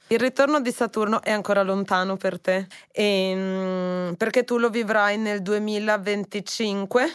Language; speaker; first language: Italian; native; Italian